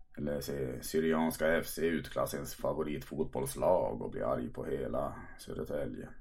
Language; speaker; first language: Swedish; native; Swedish